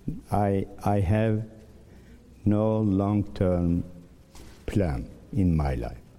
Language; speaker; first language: English; non-native, learner; Turkish